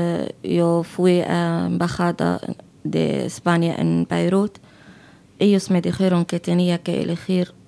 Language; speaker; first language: Spanish; non-native, fluent; Arabic